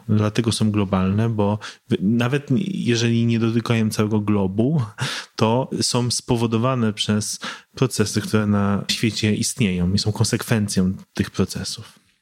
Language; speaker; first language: Polish; native; Polish